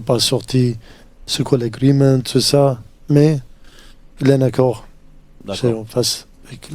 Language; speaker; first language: French; non-native, fluent; Arabic